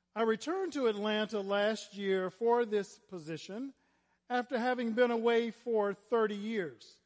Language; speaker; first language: English; native; English